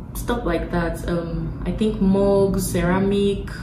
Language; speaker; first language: English; non-native, local second language; Yoruba